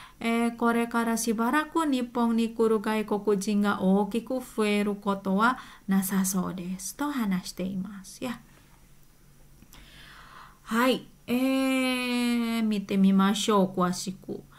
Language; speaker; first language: Japanese; non-native, fluent; Indonesian